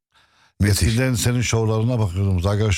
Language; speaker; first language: Turkish; non-native, local second language; Arabic